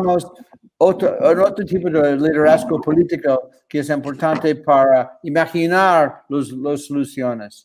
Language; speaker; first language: Spanish; non-native, fluent; English